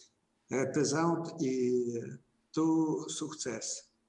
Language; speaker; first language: French; non-native, fluent; Ukrainian